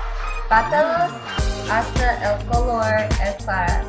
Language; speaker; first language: Spanish; non-native, learner; English